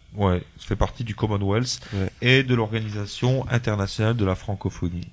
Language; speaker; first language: French; native; French